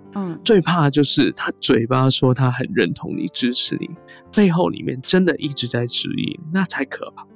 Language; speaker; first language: Chinese; non-native, local second language; Cantonese